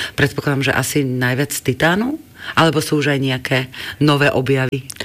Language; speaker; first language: Slovak; native; Slovak